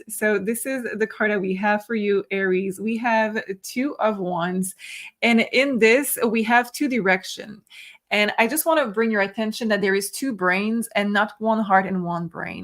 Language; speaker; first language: English; non-native, fluent; French